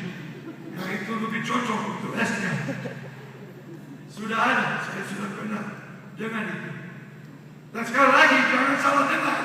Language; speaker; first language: Indonesian; non-native, learner; English